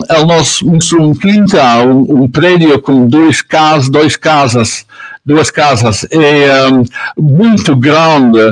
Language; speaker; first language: Portuguese; non-native, learner; Dutch